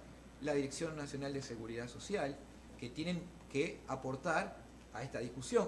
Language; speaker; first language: Spanish; native; Spanish